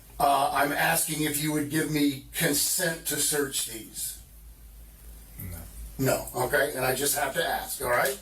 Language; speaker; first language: English; native; English